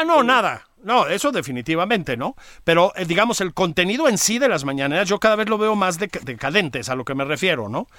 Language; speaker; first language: Spanish; native; Spanish